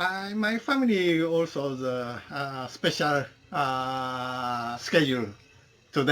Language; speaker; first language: English; non-native, learner; Japanese